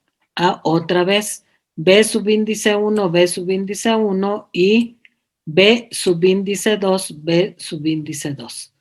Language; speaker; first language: Spanish; native; Spanish